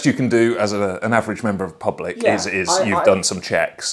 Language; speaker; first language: English; native; English